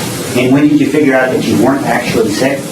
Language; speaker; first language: English; native; English